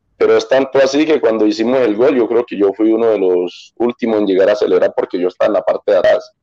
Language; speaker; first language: Spanish; native; Spanish